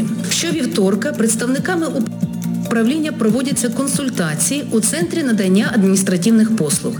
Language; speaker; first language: Ukrainian; native; Ukrainian